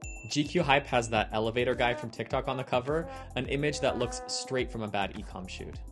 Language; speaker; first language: English; native; English